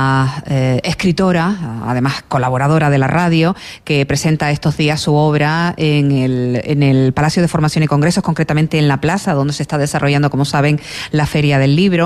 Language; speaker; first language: Spanish; native; Spanish